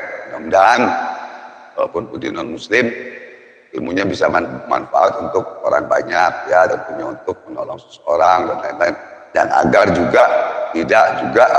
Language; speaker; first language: Indonesian; native; Indonesian